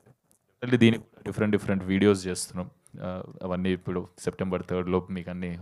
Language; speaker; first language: Telugu; native; Telugu